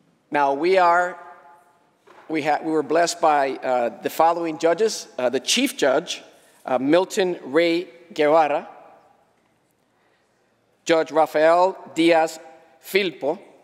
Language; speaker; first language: English; early bilingual, other home language; Spanish